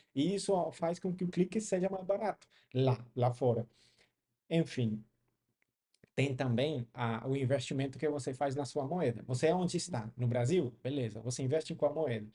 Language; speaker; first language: Portuguese; non-native, fluent; Spanish